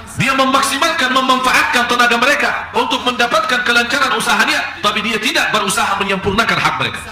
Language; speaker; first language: Malay; non-native, fluent; Arabic